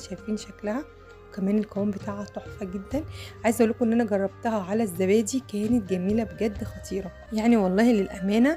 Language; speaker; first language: Arabic; native; Arabic